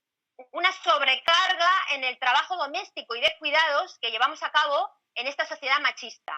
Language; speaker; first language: Spanish; native; Spanish